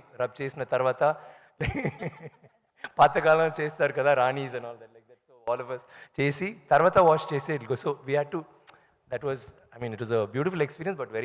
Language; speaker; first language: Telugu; non-native, learner; Tamil